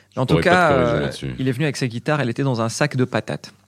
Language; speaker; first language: French; non-native, local second language; Arabic